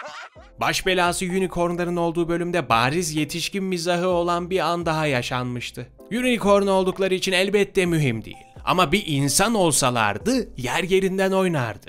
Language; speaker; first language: Turkish; native; Turkish